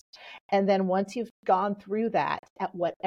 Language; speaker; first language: English; early bilingual, other home language; Polish